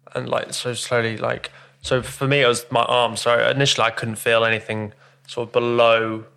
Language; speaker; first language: English; native; English